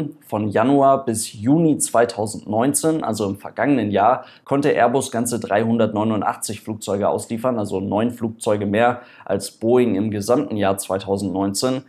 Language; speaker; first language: German; native; German